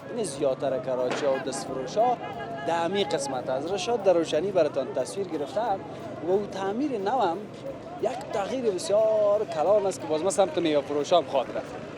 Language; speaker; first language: Persian; native; Persian